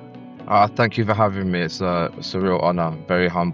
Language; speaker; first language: English; native; English